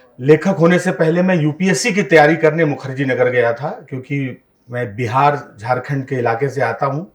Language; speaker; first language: Hindi; native; Hindi